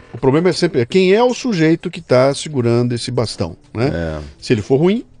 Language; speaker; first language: Portuguese; native; Portuguese